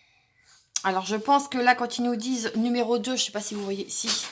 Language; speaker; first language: French; native; French